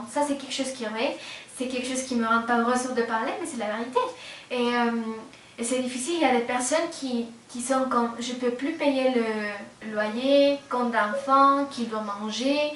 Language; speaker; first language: French; non-native, fluent; Spanish